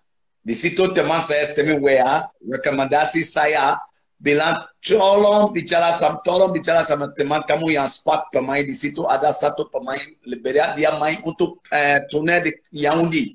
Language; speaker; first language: Indonesian; non-native, fluent; English